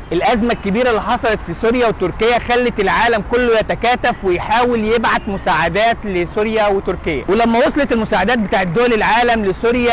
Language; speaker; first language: Arabic; native; Arabic